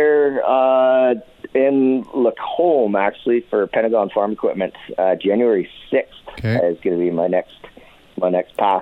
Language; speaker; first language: English; native; English